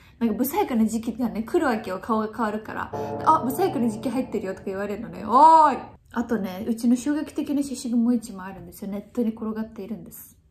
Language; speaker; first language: Japanese; native; Japanese